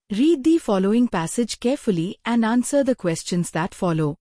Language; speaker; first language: English; non-native, fluent; Hindi